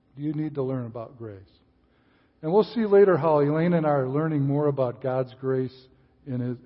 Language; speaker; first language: English; native; English